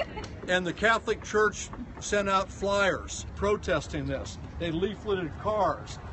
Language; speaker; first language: English; native; English